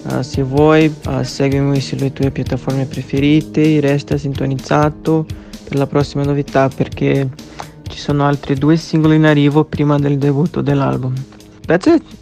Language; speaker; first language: Italian; non-native, fluent; Portuguese